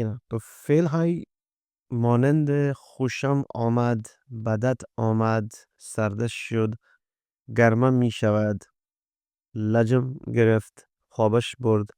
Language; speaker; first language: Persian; non-native, fluent; Urdu